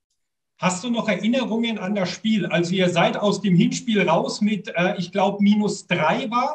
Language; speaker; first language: German; native; German